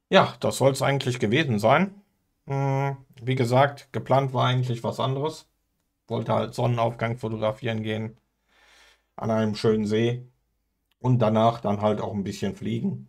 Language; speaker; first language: German; native; German